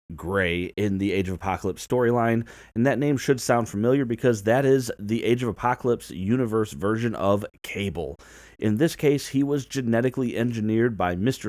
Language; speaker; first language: English; native; English